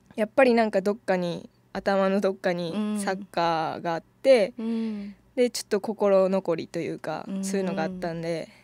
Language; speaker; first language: Japanese; native; Japanese